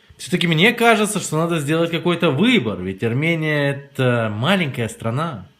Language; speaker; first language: Russian; native; Russian